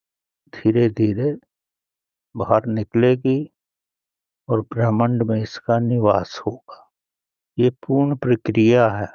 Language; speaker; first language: Hindi; native; Hindi